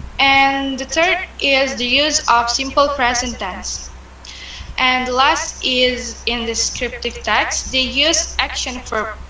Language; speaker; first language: English; non-native, learner; Indonesian